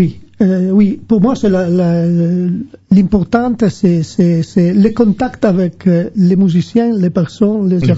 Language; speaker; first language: French; non-native, learner; Italian